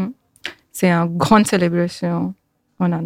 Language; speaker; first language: French; non-native, learner; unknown